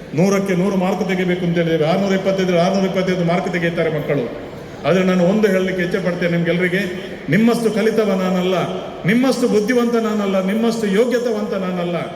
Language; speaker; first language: Kannada; non-native, local second language; Tulu